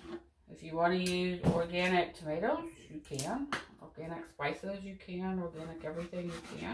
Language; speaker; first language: English; native; English